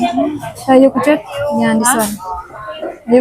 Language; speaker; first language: Filipino; non-native, local second language; Hiligaynon